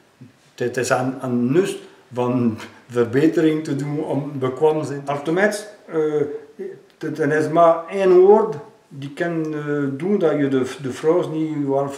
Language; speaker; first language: Dutch; non-native, local second language; French